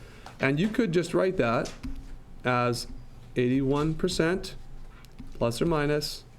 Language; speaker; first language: English; native; English